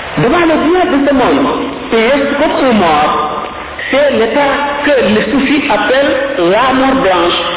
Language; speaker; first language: French; non-native, local second language; Wolof